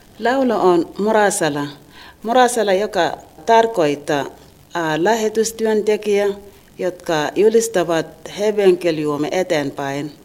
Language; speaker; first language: Finnish; non-native, learner; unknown